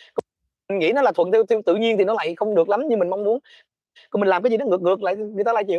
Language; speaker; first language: Vietnamese; native; Vietnamese